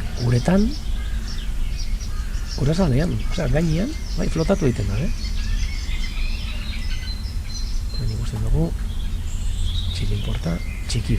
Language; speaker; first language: Basque; native; Basque